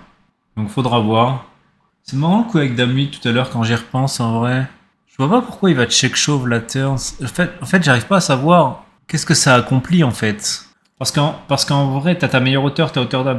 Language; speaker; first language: French; native; French